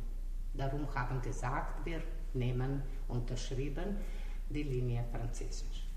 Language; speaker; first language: German; non-native, learner; Slovenian